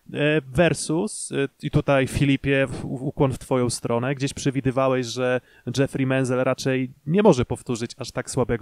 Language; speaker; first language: Polish; native; Polish